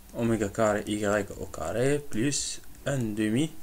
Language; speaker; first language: French; non-native, local second language; Arabic